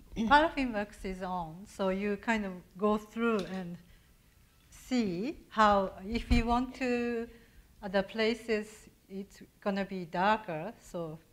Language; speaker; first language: English; non-native, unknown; Japanese